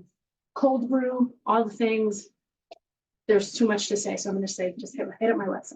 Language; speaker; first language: English; native; English